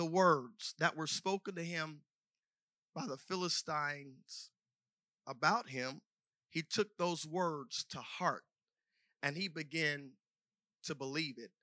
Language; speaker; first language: English; native; English